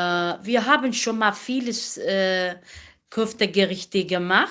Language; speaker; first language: German; non-native, learner; Kurdish